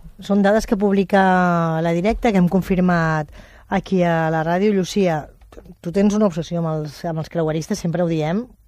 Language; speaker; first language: Catalan; native; Catalan